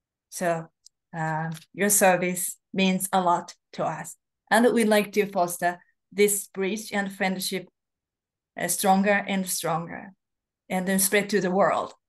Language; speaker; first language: English; non-native, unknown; Japanese